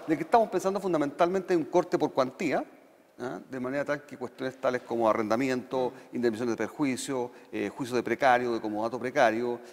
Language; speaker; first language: Spanish; native; Spanish